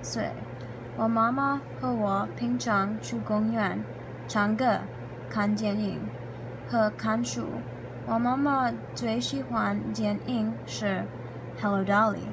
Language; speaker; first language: Chinese; non-native, learner; English